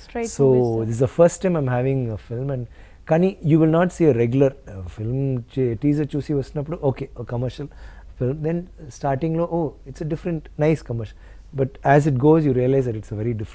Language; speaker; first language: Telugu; non-native, local second language; Tamil